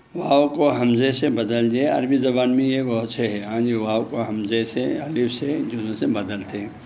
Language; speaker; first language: Urdu; non-native, local second language; Balti